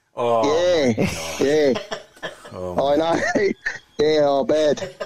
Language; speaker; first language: English; native; English